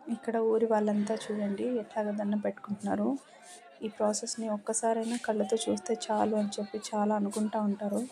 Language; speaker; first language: Telugu; non-native, local second language; Lambadi